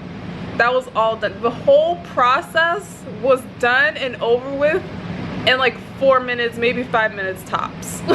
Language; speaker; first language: English; native; English